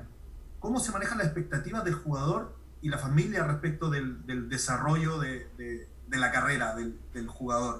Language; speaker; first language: Spanish; native; Spanish